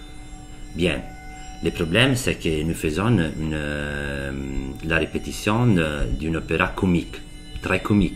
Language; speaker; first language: French; non-native, learner; Italian